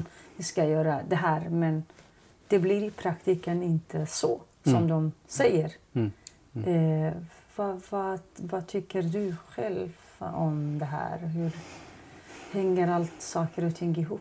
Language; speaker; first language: Swedish; non-native, fluent; Kurdish